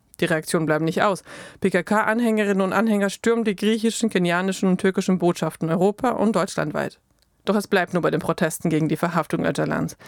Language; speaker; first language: German; native; German